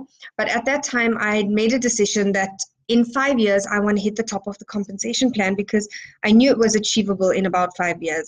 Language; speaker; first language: English; native; English